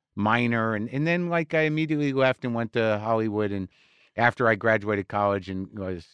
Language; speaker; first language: English; native; English